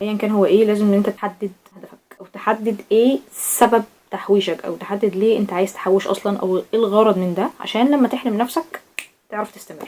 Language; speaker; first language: Arabic; native; Arabic